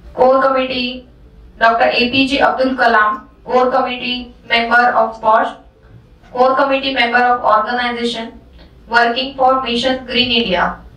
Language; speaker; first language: English; non-native, local second language; Marathi